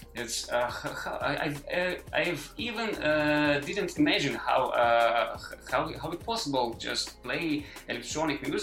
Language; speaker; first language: English; non-native, learner; Ukrainian